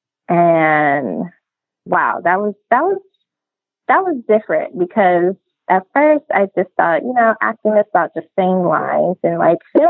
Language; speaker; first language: English; native; English